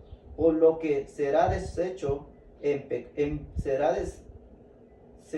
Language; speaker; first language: Spanish; native; Spanish